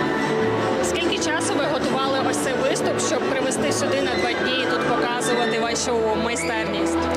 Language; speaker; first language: Ukrainian; native; Ukrainian